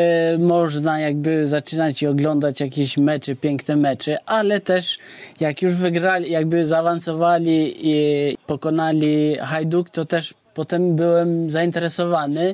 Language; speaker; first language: Polish; non-native, fluent; Albanian